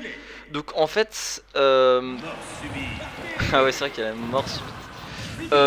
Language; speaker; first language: French; native; French